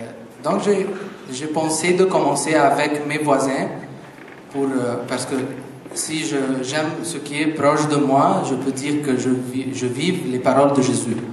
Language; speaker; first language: French; non-native, fluent; Arabic